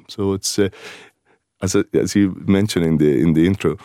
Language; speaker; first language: English; non-native, fluent; Italian